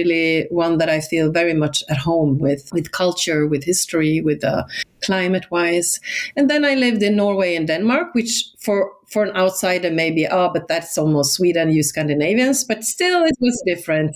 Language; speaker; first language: English; non-native, fluent; Swedish